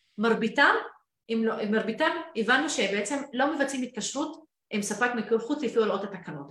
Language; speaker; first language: Hebrew; non-native, local second language; Arabic